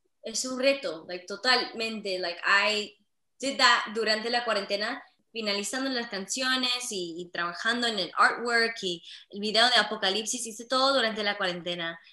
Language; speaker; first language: Spanish; early bilingual, heritage; Spanish